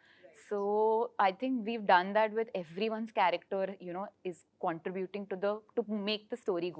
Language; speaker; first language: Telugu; non-native, local second language; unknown